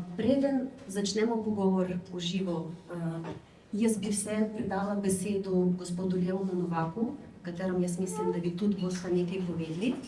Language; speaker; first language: Slovenian; non-native, fluent; Ukrainian